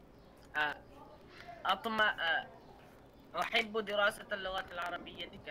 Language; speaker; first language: Arabic; non-native, learner; Bangla